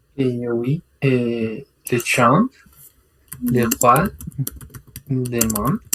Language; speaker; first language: French; non-native, learner; Spanish